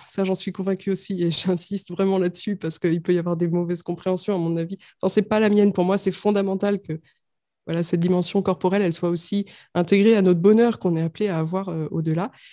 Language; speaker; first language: French; native; French